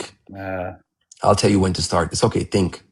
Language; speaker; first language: English; non-native, fluent; Amharic